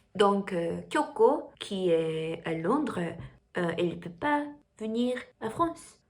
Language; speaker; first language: French; non-native, learner; Japanese